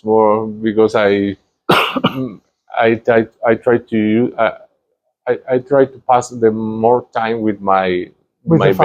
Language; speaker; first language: English; non-native, learner; Spanish